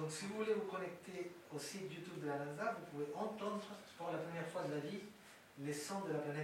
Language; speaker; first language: French; native; French